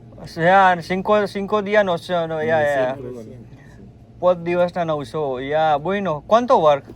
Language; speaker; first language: Spanish; non-native, learner; Gujarati